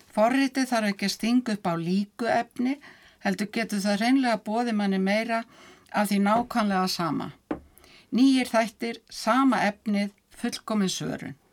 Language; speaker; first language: Icelandic; native; Icelandic